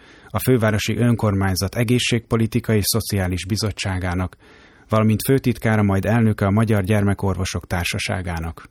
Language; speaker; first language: Hungarian; native; Hungarian